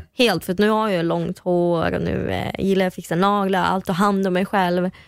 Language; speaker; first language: Swedish; early bilingual, other home language; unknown